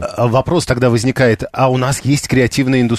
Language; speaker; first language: Russian; native; Russian